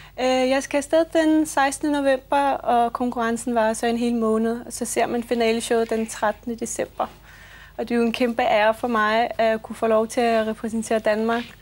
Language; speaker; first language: Danish; early bilingual, other home language; Belarusian